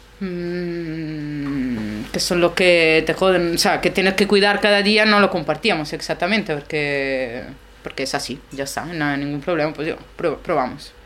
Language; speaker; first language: Spanish; non-native, fluent; Italian